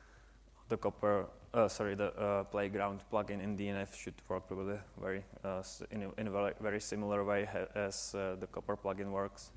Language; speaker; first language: English; non-native, fluent; Czech